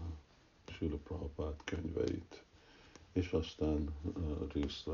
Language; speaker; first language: Hungarian; early bilingual, heritage; Hungarian